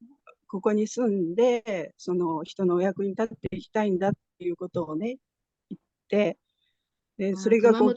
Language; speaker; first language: Japanese; native; Japanese